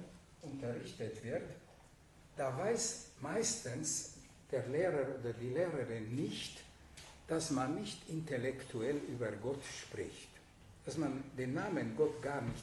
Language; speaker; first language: German; non-native, fluent; Hungarian